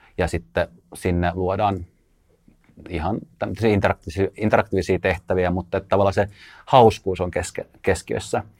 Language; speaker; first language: Finnish; early bilingual, other home language; Russian